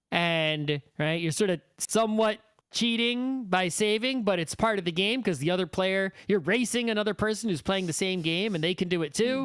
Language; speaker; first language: English; native; English